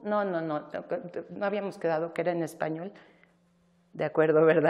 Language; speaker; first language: Spanish; native; Spanish